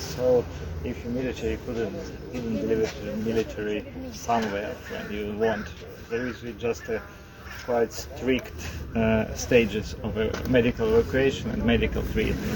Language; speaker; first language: English; non-native, learner; Ukrainian